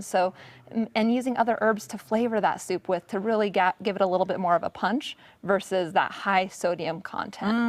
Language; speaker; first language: English; native; English